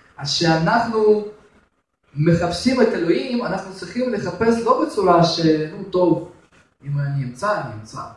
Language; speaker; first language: Hebrew; non-native, fluent; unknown